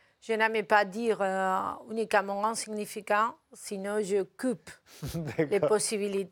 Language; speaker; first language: French; non-native, learner; Spanish